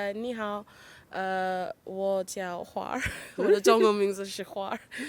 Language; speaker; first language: Chinese; non-native, learner; English